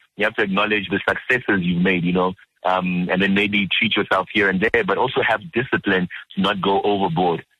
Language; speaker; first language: English; early bilingual, other home language; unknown